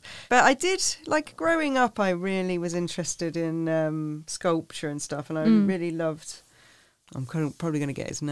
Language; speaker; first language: English; native; English